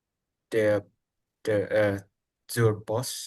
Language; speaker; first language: German; non-native, learner; Indonesian